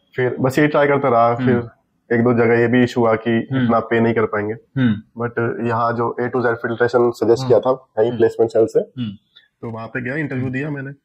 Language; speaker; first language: Hindi; native; Hindi